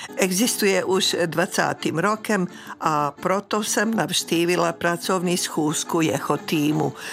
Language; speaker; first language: Czech; non-native, fluent; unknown